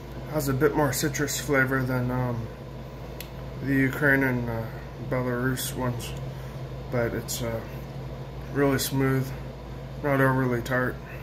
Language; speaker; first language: English; native; English